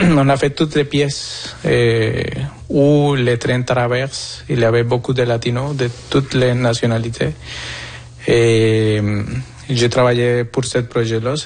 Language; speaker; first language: French; non-native, fluent; Spanish